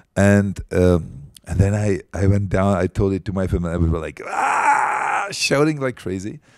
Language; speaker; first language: English; non-native, fluent; Czech